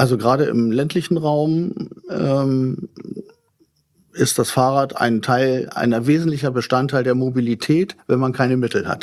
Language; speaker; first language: German; native; German